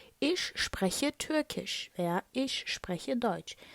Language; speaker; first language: German; non-native, fluent; Turkish